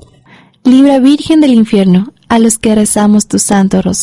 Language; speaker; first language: Spanish; native; Spanish